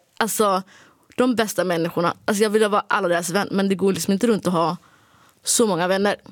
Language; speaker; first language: Swedish; early bilingual, other home language; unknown